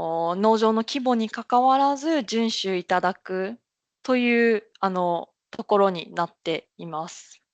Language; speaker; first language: Japanese; native; Japanese